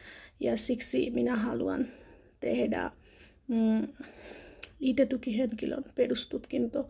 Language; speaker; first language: Finnish; non-native, learner; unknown